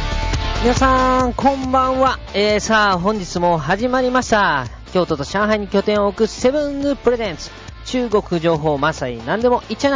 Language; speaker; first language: Japanese; native; Japanese